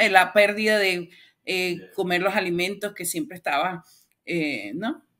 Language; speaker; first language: Spanish; native; Spanish